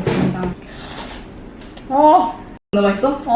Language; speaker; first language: Korean; native; Korean